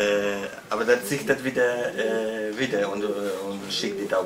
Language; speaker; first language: German; non-native, learner; Polish